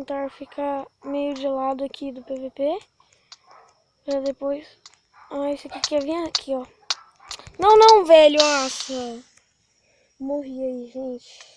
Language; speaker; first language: Portuguese; native; Portuguese